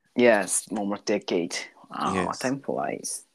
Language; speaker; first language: English; non-native, learner; Japanese